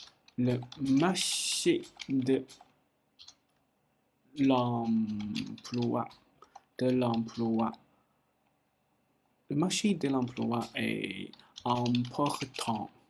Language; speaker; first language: French; non-native, learner; Chinese